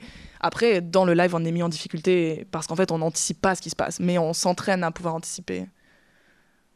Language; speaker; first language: French; native; French